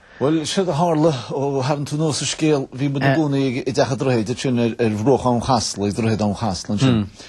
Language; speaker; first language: Irish; native; Irish